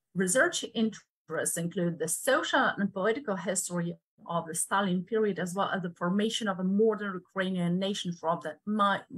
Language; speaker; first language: English; non-native, fluent; Ukrainian